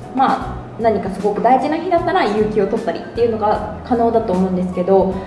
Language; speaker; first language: Japanese; native; Japanese